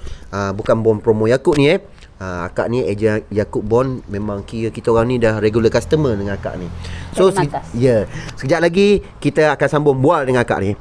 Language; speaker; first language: Malay; native; Malay